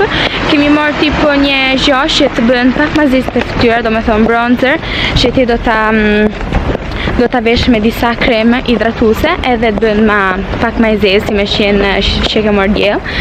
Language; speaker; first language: Albanian; early bilingual, heritage; Albanian